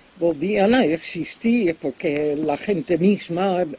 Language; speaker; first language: Spanish; non-native, fluent; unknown